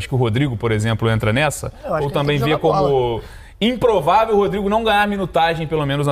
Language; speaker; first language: Portuguese; native; Portuguese